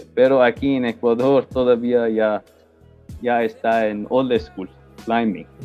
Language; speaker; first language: Spanish; non-native, learner; Persian